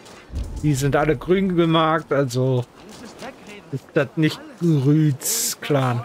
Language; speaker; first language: German; native; German